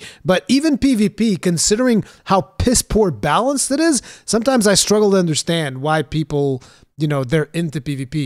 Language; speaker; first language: English; native; English